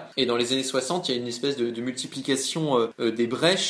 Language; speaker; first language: French; native; French